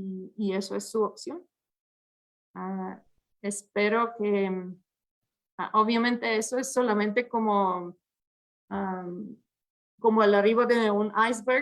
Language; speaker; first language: Spanish; early bilingual, heritage; English